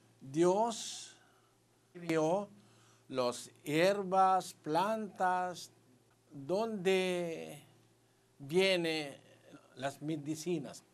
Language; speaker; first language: Spanish; non-native, learner; Filipino